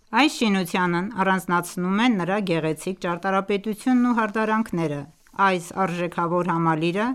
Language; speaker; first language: Armenian; early bilingual, heritage; Armenian